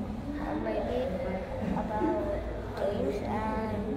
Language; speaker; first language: English; non-native, learner; Indonesian